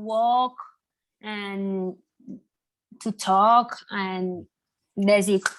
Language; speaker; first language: English; non-native, learner; Spanish